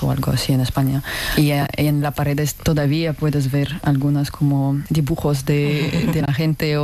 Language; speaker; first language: Spanish; non-native, learner; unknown